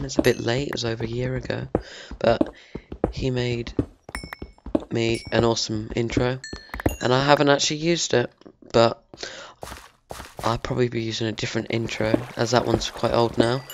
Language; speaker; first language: English; native; English